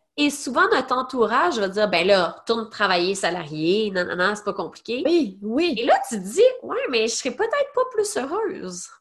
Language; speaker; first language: French; native; French